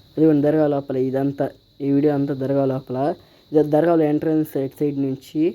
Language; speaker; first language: Telugu; non-native, local second language; Urdu